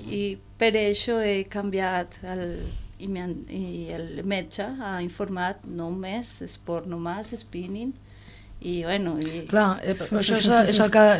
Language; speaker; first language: Catalan; non-native, learner; Spanish